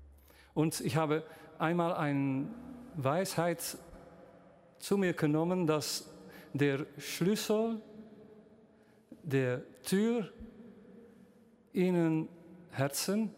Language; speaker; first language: German; non-native, learner; Dutch